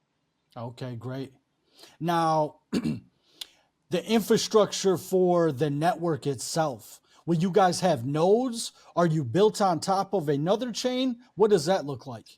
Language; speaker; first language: English; native; English